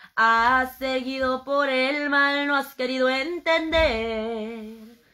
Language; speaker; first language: Spanish; native; Spanish